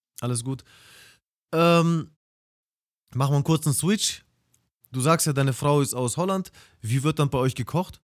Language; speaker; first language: German; early bilingual, other home language; Russian